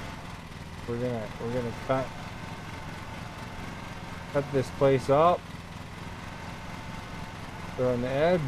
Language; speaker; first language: English; native; English